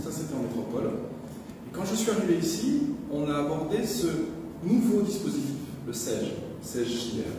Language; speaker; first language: French; native; French